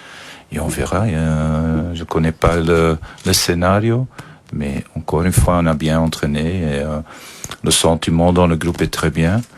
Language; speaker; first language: French; non-native, fluent; Dutch